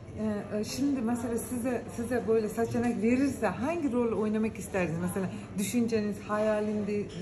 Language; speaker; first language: Turkish; non-native, fluent; Uzbek